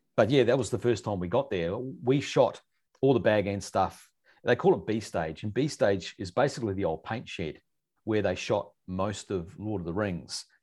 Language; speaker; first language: English; native; English